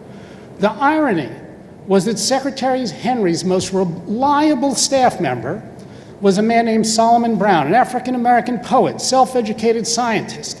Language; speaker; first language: English; native; English